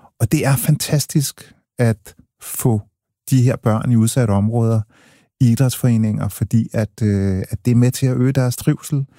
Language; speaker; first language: Danish; early bilingual, other home language; English